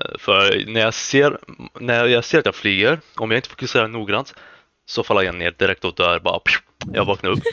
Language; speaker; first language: Swedish; early bilingual, other home language; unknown